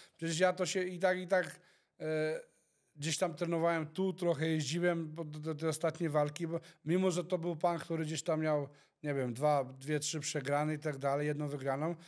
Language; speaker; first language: Polish; early bilingual, heritage; Polish